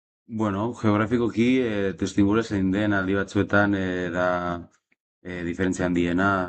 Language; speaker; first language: Basque; non-native, fluent; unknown